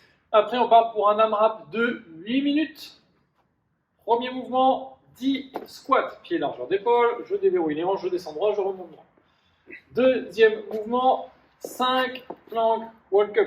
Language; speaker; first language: French; native; French